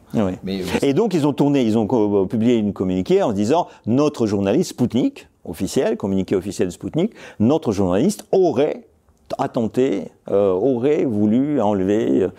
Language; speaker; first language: French; non-native, fluent; Russian